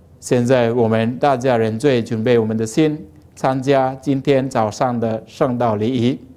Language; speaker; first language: Chinese; non-native, fluent; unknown